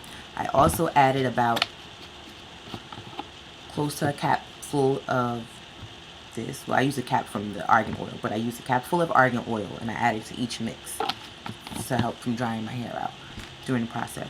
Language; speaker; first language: English; native; English